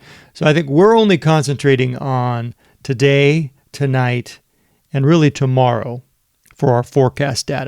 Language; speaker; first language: English; native; English